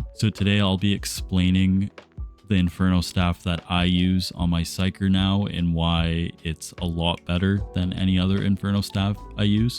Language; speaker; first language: English; native; English